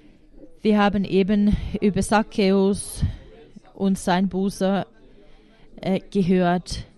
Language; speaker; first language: German; non-native, fluent; Finnish